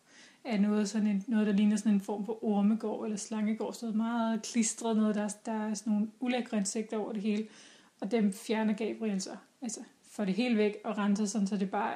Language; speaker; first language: Danish; native; Danish